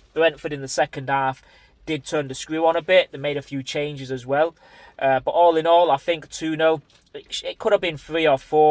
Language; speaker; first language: English; native; English